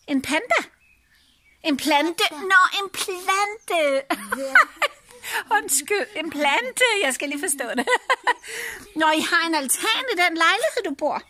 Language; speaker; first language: Danish; native; Danish